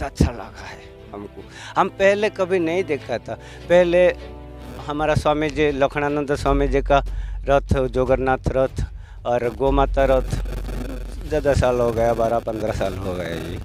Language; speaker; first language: Hindi; non-native, local second language; Odia